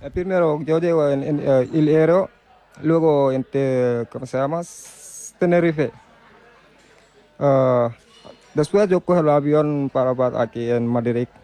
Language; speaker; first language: Spanish; non-native, learner; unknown